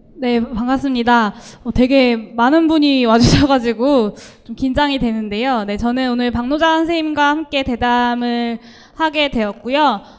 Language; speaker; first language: Korean; native; Korean